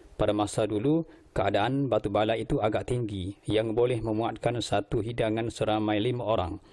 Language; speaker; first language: Malay; native; Malay